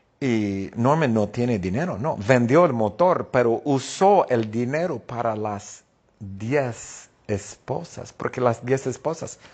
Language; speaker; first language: Spanish; non-native, fluent; English